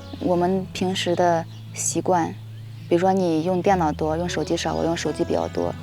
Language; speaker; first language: Chinese; native; Chinese